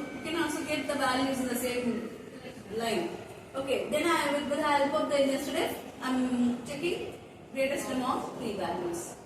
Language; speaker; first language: English; non-native, local second language; Tamil